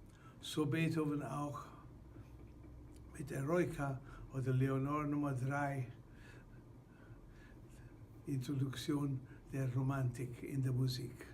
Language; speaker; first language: German; non-native, fluent; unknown